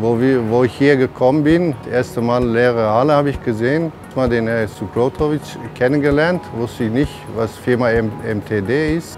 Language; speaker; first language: German; non-native, learner; Polish